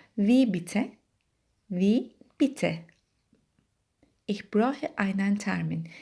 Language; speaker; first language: German; non-native, fluent; Turkish